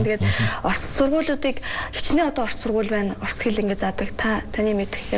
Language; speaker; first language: Mongolian; native; Mongolian